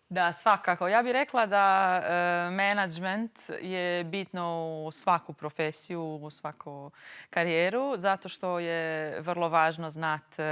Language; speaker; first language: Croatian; non-native, local second language; Albanian